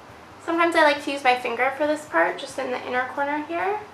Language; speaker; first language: English; native; English